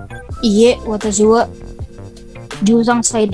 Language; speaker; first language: Japanese; non-native, learner; Indonesian